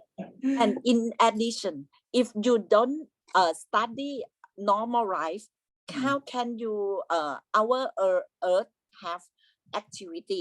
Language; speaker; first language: English; non-native, learner; Thai